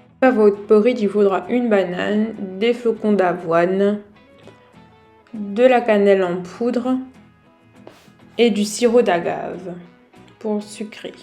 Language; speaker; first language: French; native; French